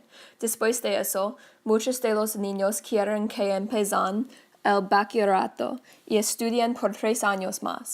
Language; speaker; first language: Spanish; non-native, learner; English